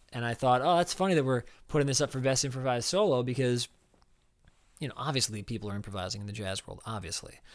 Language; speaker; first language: English; native; English